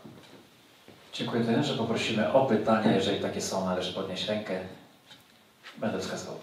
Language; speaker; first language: Polish; native; Polish